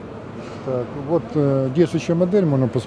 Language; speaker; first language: Russian; native; Russian